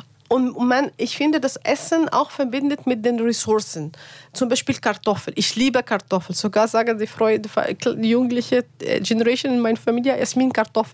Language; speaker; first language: German; non-native, learner; Arabic